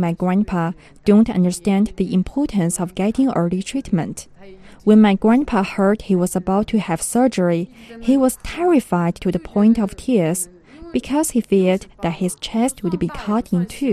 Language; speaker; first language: English; non-native, fluent; Chinese